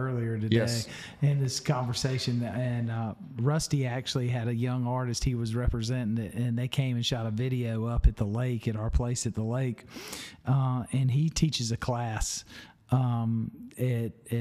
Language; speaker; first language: English; native; English